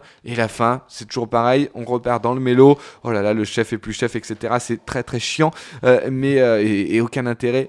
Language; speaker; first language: French; native; French